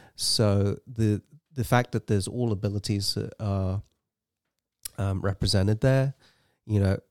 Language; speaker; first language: English; native; English